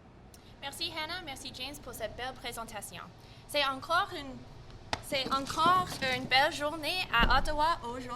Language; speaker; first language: French; non-native, local second language; English